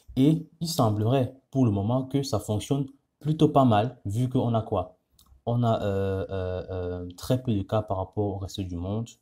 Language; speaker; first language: French; non-native, local second language; Ghomala